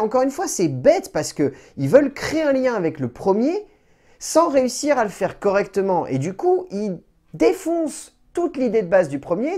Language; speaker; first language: French; native; French